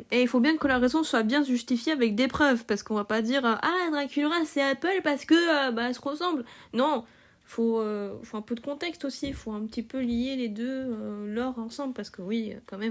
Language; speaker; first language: French; native; French